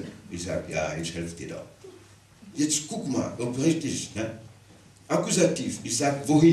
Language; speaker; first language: German; non-native, local second language; Wolof